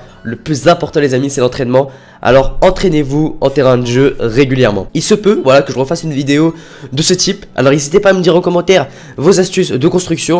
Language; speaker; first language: French; native; French